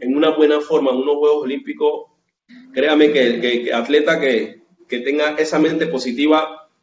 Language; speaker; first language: Spanish; native; Spanish